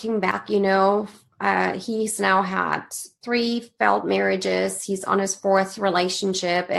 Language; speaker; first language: English; non-native, fluent; German